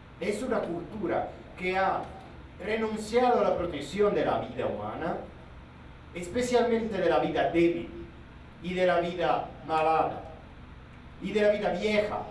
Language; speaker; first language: Spanish; non-native, fluent; Italian